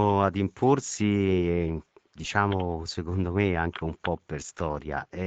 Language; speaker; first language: Italian; native; Italian